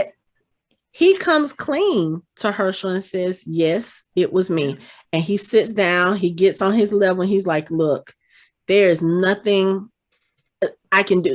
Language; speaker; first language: English; native; English